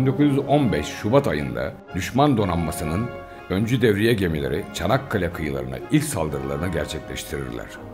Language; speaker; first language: Turkish; native; Turkish